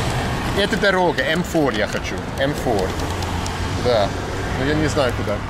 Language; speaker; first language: Russian; non-native, learner; English